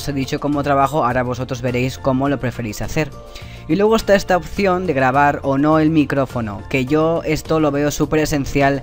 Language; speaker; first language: Spanish; native; Spanish